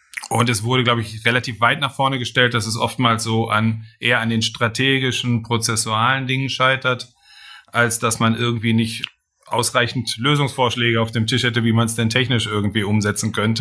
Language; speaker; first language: German; native; German